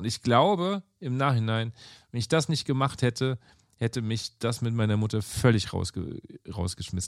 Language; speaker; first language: German; native; German